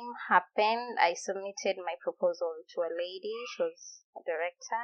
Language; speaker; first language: English; non-native, local second language; Gusii